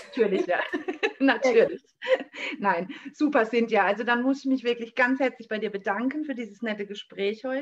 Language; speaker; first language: German; native; German